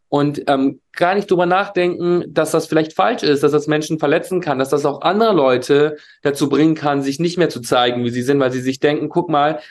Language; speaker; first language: German; native; German